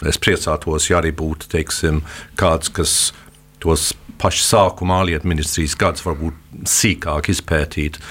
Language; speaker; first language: Latvian; early bilingual, heritage; Latvian